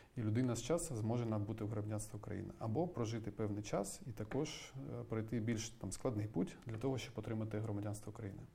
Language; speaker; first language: Ukrainian; native; Ukrainian